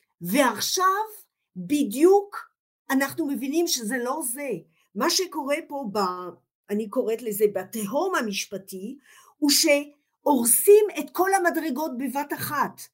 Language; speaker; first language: Hebrew; non-native, fluent; French